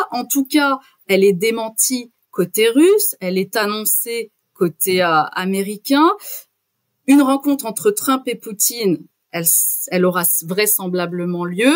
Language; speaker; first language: French; native; French